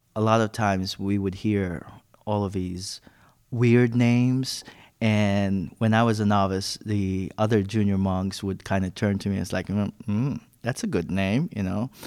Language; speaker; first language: English; non-native, local second language; Filipino